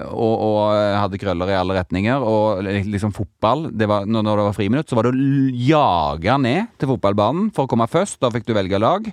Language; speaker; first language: Norwegian; native; Norwegian